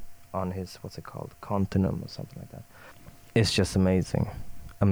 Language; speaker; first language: English; non-native, fluent; Swedish